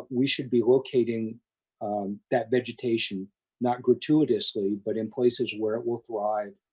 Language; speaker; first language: English; native; English